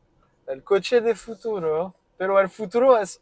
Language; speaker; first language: Spanish; non-native, learner; French